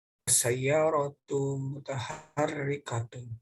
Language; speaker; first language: Arabic; non-native, learner; Indonesian